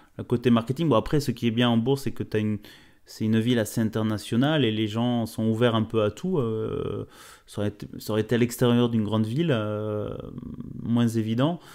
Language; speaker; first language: French; native; French